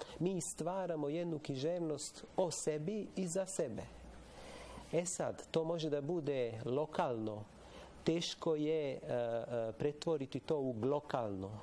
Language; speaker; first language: Serbian; non-native, fluent; Italian